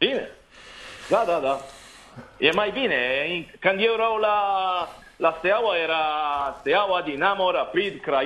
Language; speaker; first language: Romanian; non-native, learner; Italian